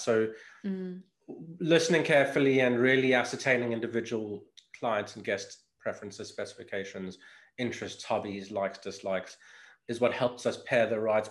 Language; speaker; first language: English; native; English